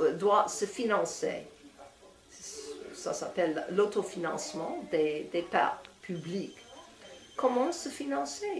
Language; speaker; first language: French; non-native, fluent; English